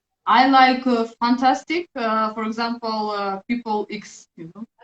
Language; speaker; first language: English; non-native, learner; Russian